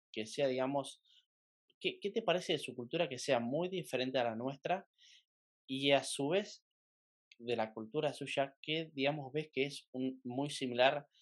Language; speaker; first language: Spanish; native; Spanish